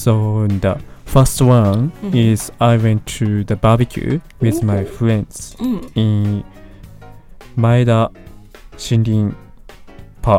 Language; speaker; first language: English; non-native, learner; Japanese